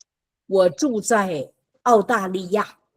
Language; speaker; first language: Chinese; non-native, fluent; English